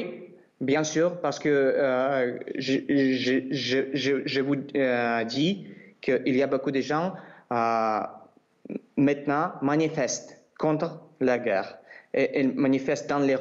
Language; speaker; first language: French; non-native, learner; Russian